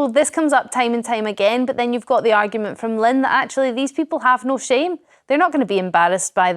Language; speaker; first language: English; native; English